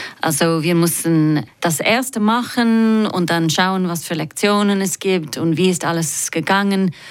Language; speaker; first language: German; non-native, fluent; English